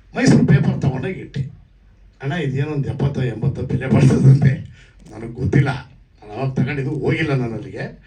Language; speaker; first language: Kannada; native; Kannada